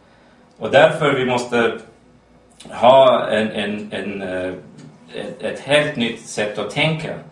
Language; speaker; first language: Swedish; non-native, fluent; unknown